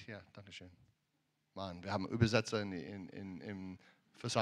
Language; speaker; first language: German; non-native, fluent; English